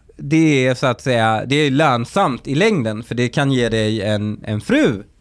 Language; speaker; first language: Swedish; early bilingual, other home language; Persian